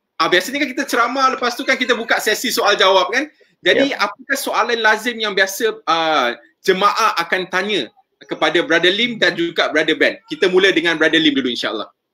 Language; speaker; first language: Malay; native; Malay